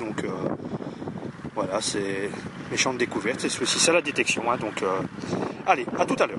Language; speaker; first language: French; native; French